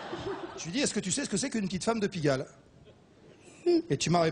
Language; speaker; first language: French; native; French